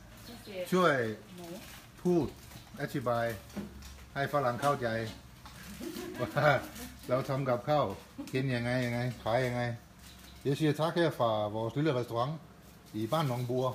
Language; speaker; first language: Thai; non-native, fluent; Danish